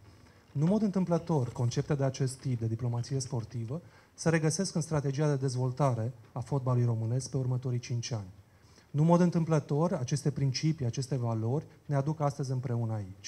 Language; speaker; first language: Romanian; native; Romanian